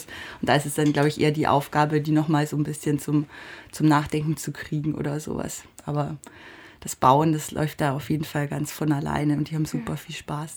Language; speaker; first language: German; native; German